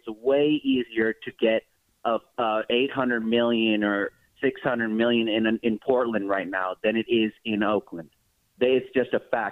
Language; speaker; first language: English; native; English